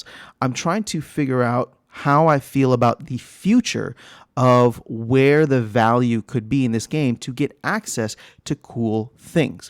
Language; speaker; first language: English; native; English